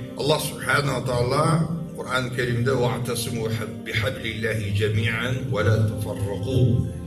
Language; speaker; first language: Kyrgyz; non-native, local second language; Uzbek